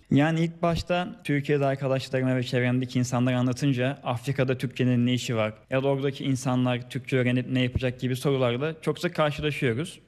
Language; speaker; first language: Turkish; native; Turkish